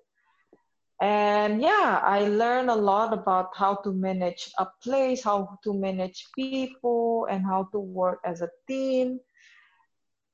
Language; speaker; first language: English; non-native, fluent; Indonesian